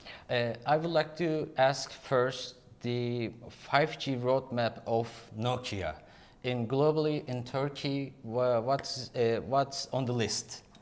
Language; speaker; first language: English; non-native, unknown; Turkish